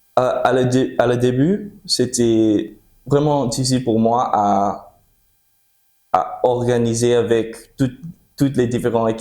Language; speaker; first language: French; early bilingual, heritage; French